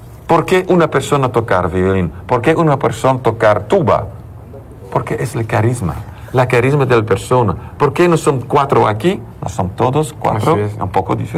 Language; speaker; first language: Spanish; non-native, learner; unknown